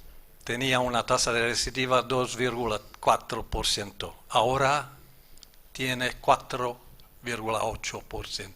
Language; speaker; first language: Spanish; non-native, fluent; German